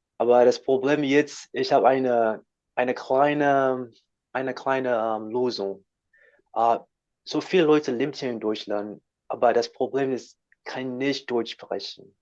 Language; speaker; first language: German; non-native, learner; English